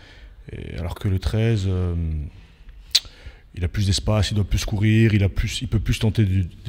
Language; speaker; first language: French; native; French